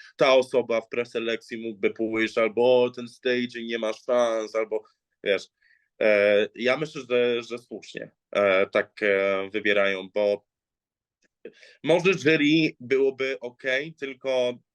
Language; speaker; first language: Polish; early bilingual, heritage; English